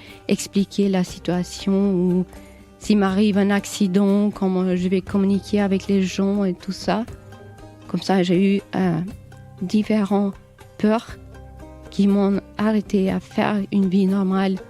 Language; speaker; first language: French; non-native, learner; Albanian